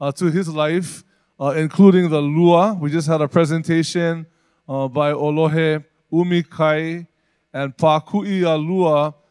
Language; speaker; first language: English; native; English